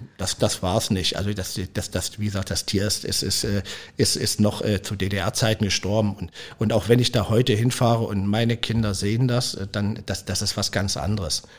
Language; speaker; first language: German; native; German